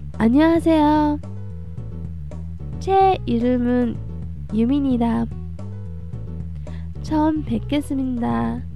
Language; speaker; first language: Korean; non-native, learner; Japanese